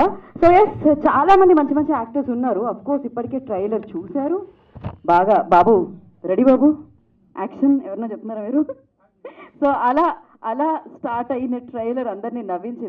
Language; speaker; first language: Telugu; native; Telugu